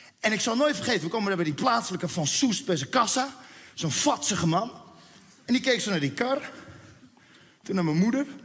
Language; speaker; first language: Dutch; early bilingual, other home language; Spanish